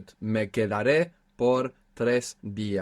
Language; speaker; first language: Spanish; non-native, fluent; English